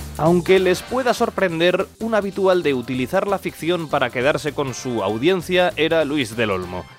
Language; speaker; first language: Spanish; native; Spanish